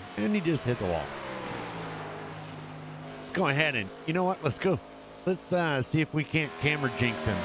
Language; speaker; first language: English; native; English